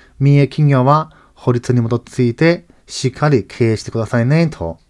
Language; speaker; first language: Japanese; non-native, fluent; Chinese